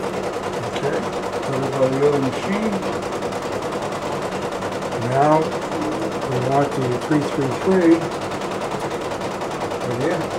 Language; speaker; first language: English; native; English